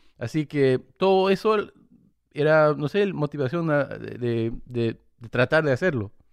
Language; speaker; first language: Spanish; early bilingual, heritage; English